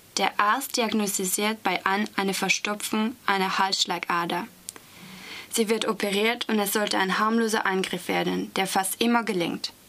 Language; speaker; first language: German; non-native, fluent; French